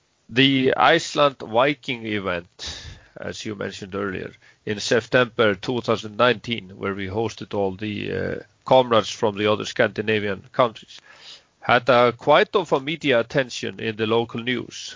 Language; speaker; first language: English; non-native, fluent; Icelandic